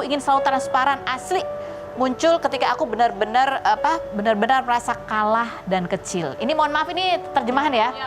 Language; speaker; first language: Indonesian; native; Indonesian